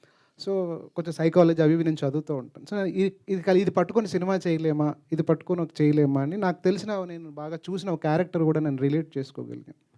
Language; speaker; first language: Telugu; native; Telugu